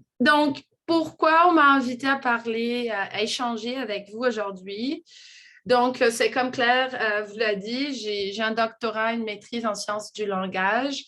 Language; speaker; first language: French; non-native, fluent; Portuguese